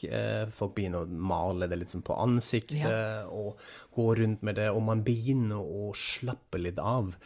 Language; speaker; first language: Norwegian; non-native, fluent; German